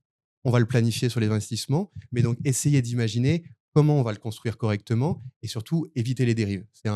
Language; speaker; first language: French; native; French